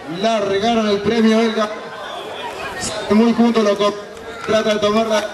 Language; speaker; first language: Spanish; native; Spanish